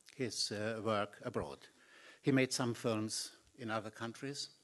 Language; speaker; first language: English; non-native, fluent; German